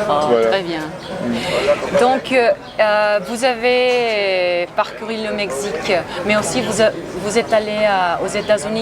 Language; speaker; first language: French; non-native, fluent; Spanish